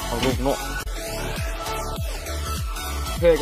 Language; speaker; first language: Vietnamese; native; Vietnamese